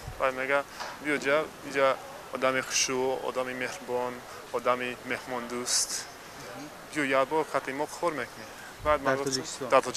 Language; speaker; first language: Persian; non-native, learner; English